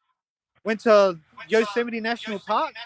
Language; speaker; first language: English; native; English